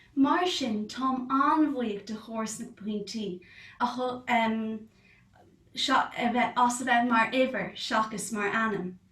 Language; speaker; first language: Irish; non-native, local second language; English